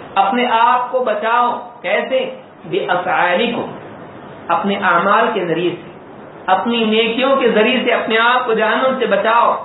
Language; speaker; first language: Urdu; native; Urdu